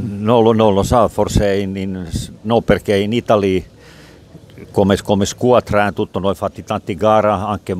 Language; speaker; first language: Italian; non-native, learner; Finnish